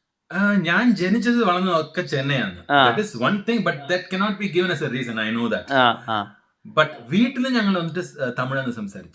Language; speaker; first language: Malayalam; early bilingual, heritage; Malayalam